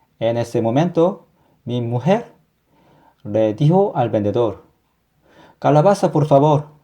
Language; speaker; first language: Spanish; non-native, fluent; Korean